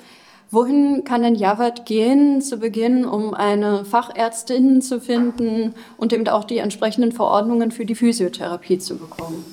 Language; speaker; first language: German; native; German